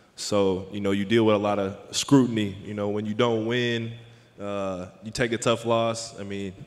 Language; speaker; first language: English; native; English